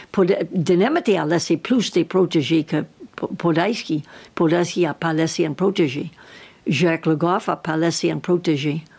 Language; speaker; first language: French; non-native, learner; English